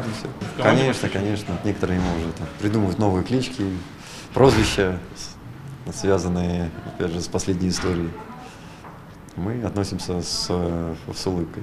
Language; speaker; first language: Russian; native; Russian